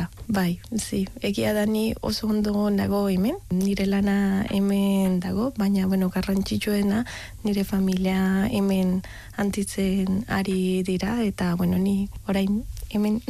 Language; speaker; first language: Basque; non-native, fluent; Spanish